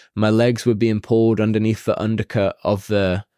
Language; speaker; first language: English; native; English